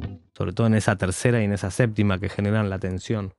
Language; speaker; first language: Spanish; native; Spanish